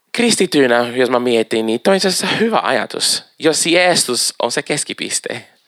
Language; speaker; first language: Finnish; non-native, fluent; Portuguese